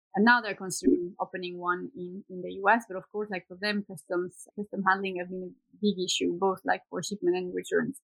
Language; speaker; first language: English; non-native, fluent; Swedish